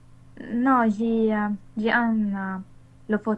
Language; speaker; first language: French; non-native, learner; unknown